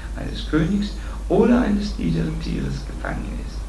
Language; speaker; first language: German; native; German